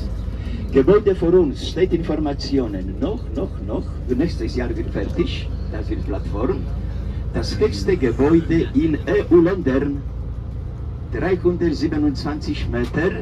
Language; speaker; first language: German; non-native, fluent; Polish